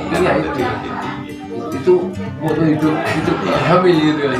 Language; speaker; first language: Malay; non-native, local second language; Javanese